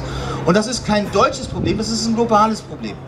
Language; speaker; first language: German; native; German